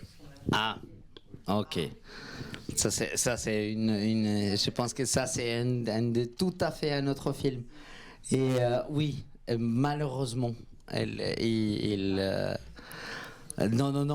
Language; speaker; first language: French; non-native, fluent; Spanish